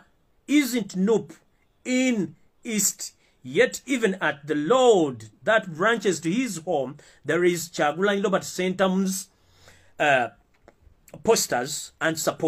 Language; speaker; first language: English; non-native, local second language; Ganda